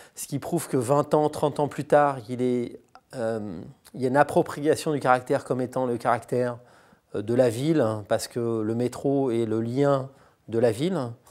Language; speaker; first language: French; native; French